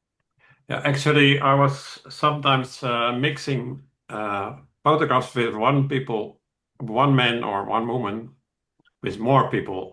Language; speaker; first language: English; non-native, fluent; Dutch